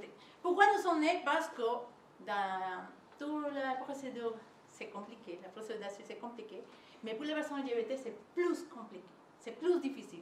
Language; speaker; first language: French; non-native, learner; Spanish